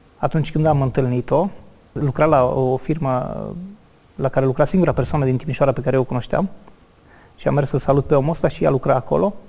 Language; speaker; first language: Romanian; native; Romanian